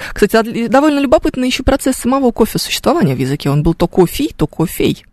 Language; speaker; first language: Russian; native; Russian